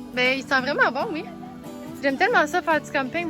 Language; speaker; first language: French; native; French